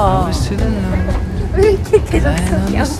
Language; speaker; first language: Korean; early bilingual, heritage; Korean